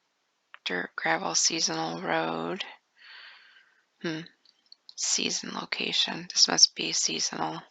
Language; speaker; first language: English; native; English